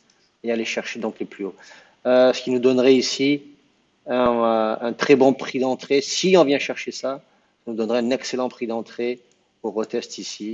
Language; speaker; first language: French; native; French